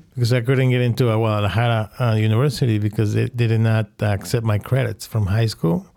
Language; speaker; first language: English; non-native, fluent; Spanish